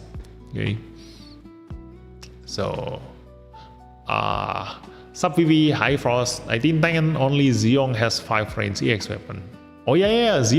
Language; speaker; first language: English; non-native, fluent; Indonesian